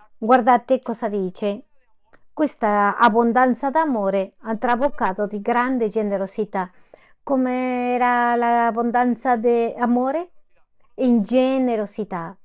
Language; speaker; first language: Italian; non-native, fluent; Spanish